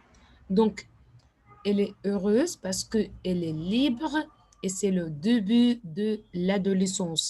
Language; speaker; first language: French; non-native, fluent; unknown